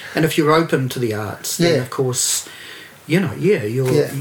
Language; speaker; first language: English; native; English